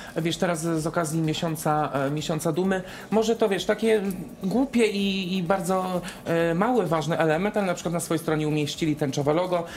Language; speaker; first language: Polish; native; Polish